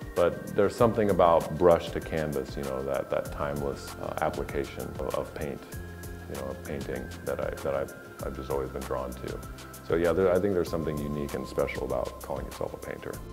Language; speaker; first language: English; native; English